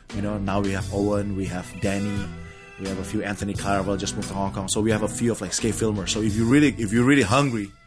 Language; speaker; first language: English; early bilingual, other home language; Indonesian